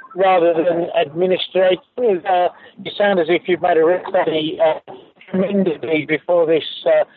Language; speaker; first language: English; native; English